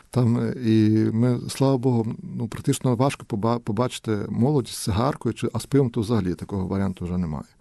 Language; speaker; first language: Ukrainian; native; Ukrainian